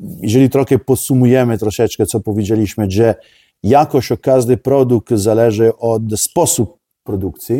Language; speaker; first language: Polish; non-native, learner; Italian